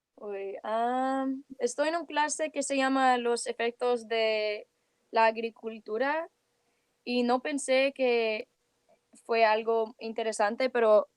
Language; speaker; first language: Spanish; early bilingual, heritage; Spanish